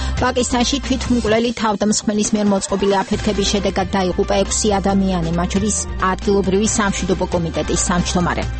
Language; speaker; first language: Georgian; native; Georgian